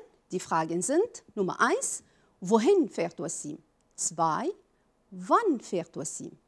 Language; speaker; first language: German; non-native, fluent; Arabic